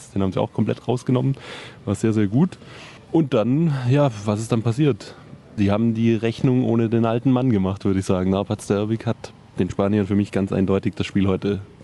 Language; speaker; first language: German; native; German